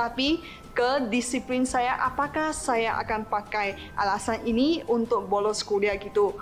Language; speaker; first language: Indonesian; non-native, fluent; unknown